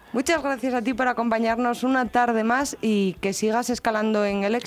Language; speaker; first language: Spanish; native; Spanish